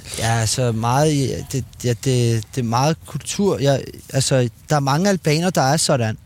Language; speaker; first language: Danish; early bilingual, other home language; Albanian